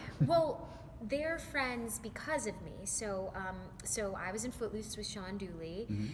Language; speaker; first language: English; native; English